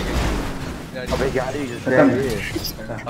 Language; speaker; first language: Hindi; native; Hindi